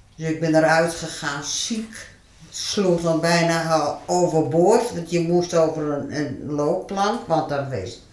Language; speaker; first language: Dutch; native; Dutch